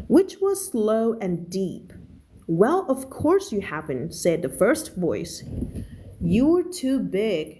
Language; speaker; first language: English; non-native, fluent; Thai